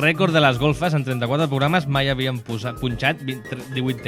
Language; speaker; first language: Catalan; native; Catalan